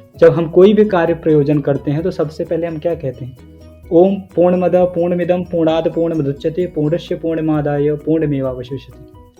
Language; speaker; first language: Hindi; native; Hindi